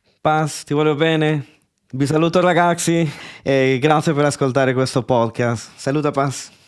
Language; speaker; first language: Italian; non-native, fluent; Spanish